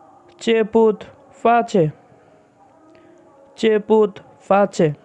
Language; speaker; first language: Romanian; non-native, fluent; Bangla